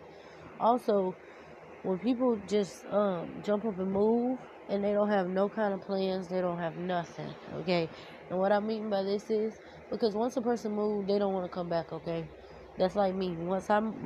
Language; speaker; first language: English; native; English